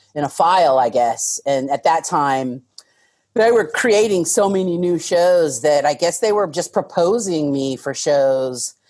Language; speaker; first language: English; native; English